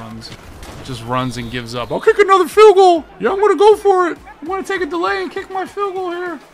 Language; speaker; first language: English; native; English